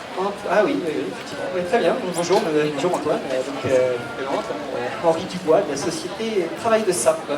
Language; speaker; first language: French; native; French